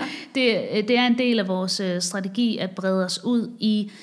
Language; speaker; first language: Danish; native; Danish